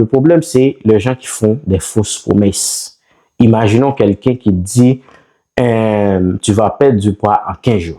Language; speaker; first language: French; non-native, local second language; Haitian Creole